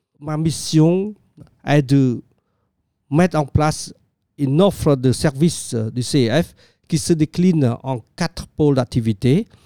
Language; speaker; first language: French; non-native, fluent; Khmer